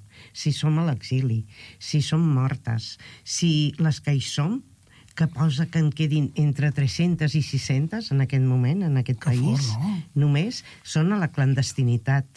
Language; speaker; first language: Catalan; native; Catalan